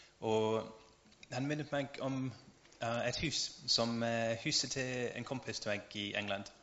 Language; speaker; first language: Norwegian; non-native, learner; English